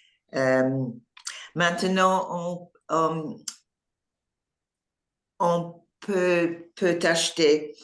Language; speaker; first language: French; non-native, learner; English